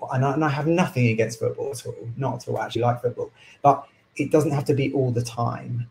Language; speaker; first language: English; native; English